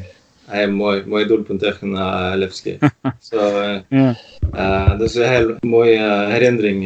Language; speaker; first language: Dutch; non-native, fluent; Norwegian